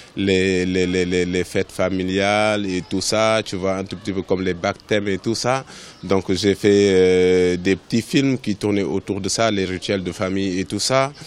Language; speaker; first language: French; non-native, local second language; Wolof